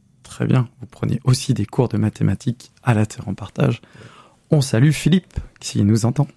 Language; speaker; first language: French; native; French